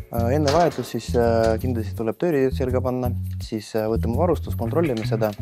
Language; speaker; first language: Estonian; non-native, local second language; Russian